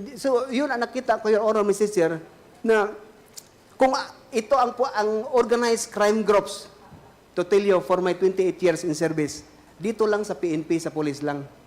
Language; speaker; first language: Filipino; non-native, local second language; Cebuano